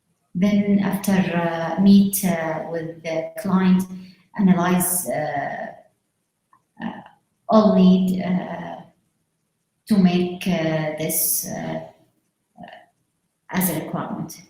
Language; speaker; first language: English; non-native, learner; Arabic